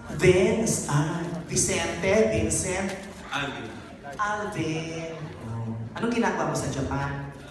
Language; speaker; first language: Filipino; native; Filipino